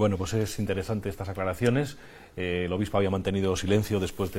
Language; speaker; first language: Spanish; native; Spanish